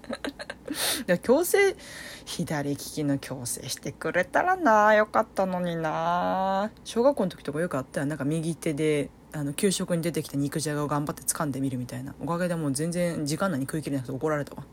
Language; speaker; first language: Japanese; early bilingual, other home language; Vietnamese